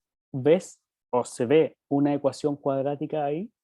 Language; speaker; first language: Spanish; native; Spanish